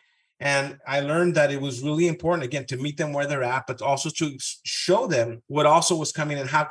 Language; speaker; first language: English; early bilingual, other home language; Spanish